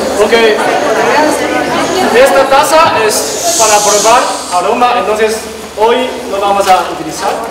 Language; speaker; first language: Spanish; non-native, learner; Chinese